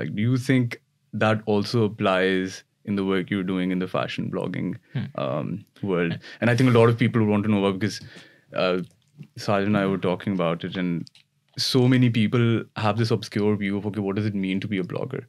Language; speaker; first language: English; non-native, local second language; Urdu